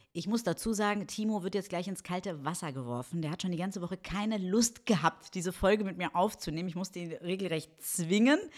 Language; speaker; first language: German; early bilingual, other home language; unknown